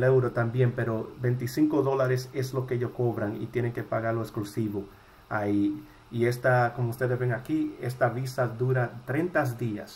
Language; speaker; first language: Spanish; early bilingual, heritage; Spanish